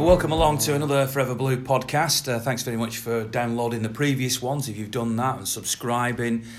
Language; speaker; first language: English; native; English